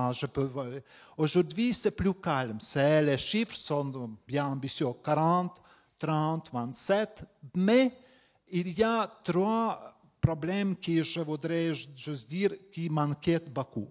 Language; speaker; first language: French; non-native, fluent; Latvian